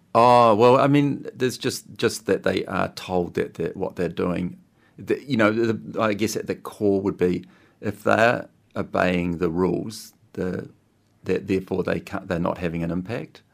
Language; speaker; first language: English; native; English